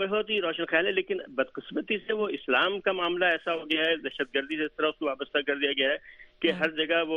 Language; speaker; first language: Urdu; native; Urdu